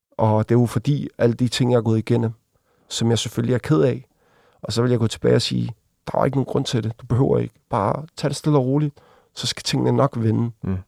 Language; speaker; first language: Danish; early bilingual, other home language; Arabic